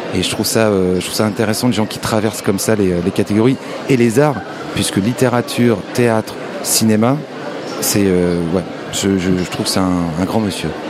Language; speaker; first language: French; native; French